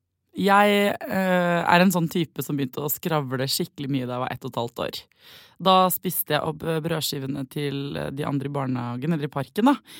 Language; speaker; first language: Norwegian; native; Norwegian